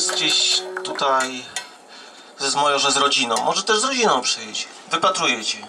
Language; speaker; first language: Polish; native; Polish